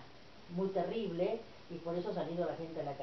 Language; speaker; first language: Spanish; native; Spanish